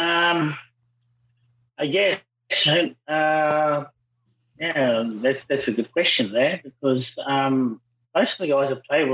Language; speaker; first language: English; native; English